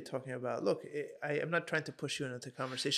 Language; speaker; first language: English; native; English